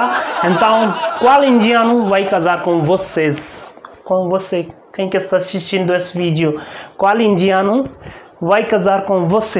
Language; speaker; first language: Portuguese; non-native, learner; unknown